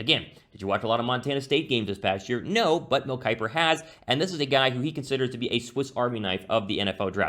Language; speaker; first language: English; native; English